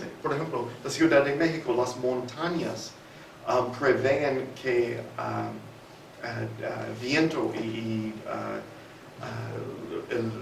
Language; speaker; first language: Spanish; non-native, fluent; English